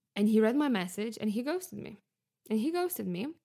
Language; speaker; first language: English; non-native, fluent; Lithuanian